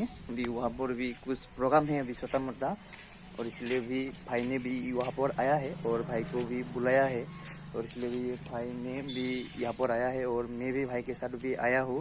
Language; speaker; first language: Hindi; non-native, local second language; Bodo